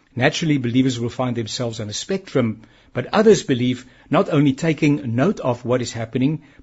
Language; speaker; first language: English; non-native, local second language; Afrikaans